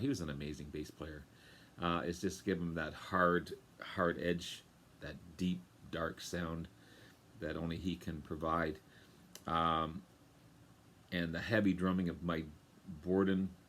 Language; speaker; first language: English; native; English